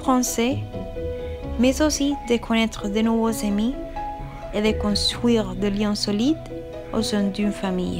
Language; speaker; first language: French; non-native, fluent; Spanish